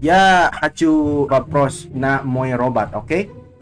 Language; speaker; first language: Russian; non-native, learner; Indonesian